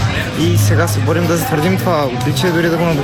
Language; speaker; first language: Bulgarian; native; Bulgarian